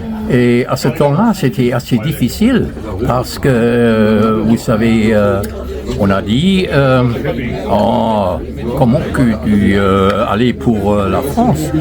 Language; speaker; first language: French; non-native, fluent; German